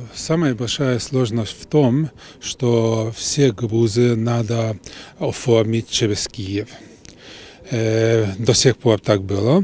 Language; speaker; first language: Ukrainian; non-native, local second language; Hungarian